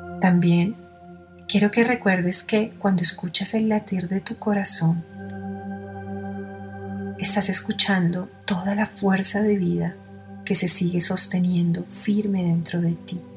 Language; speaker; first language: Spanish; native; Spanish